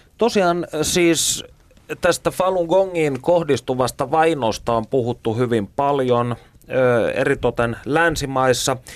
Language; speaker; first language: Finnish; native; Finnish